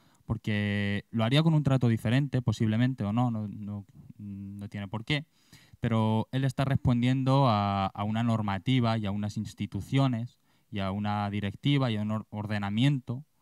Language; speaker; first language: Spanish; native; Spanish